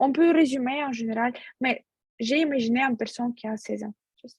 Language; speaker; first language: French; non-native, learner; Russian